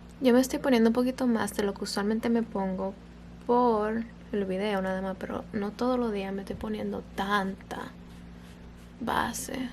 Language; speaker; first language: Spanish; early bilingual, heritage; Spanish